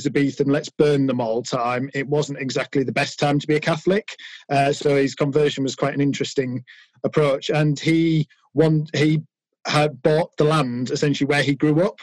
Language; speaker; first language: English; native; English